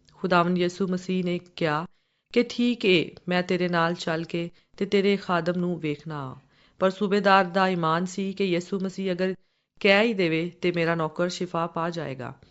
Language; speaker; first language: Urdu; non-native, local second language; Punjabi